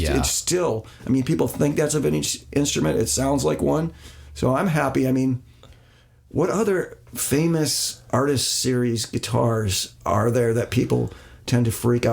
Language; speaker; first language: English; native; English